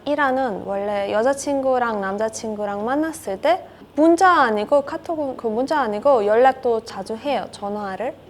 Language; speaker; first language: Korean; non-native, learner; Persian